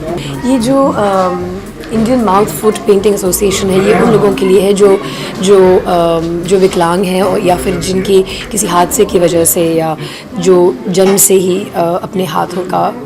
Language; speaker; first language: Hindi; native; Hindi